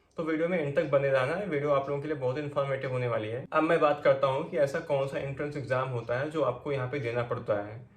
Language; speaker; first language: Hindi; native; Hindi